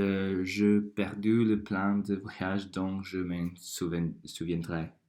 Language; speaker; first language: French; non-native, learner; Croatian